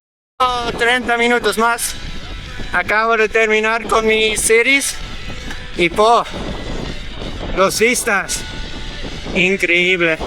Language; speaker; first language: Spanish; non-native, learner; Dutch